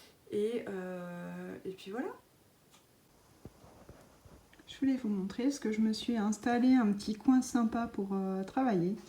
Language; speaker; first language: French; native; French